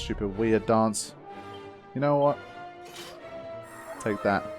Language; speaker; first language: English; native; English